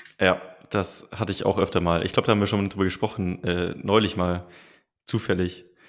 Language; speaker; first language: German; native; German